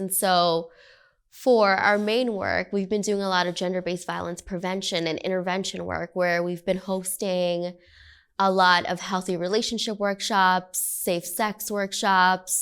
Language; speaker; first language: English; early bilingual, other home language; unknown